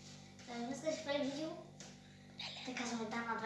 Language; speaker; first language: Bulgarian; early bilingual, heritage; Bulgarian